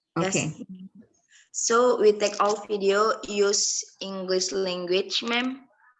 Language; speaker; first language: English; non-native, learner; Indonesian